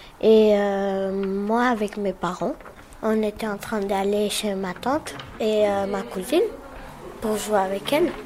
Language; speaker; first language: French; non-native, learner; Romanian